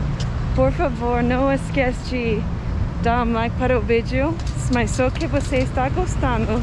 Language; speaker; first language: Portuguese; non-native, fluent; English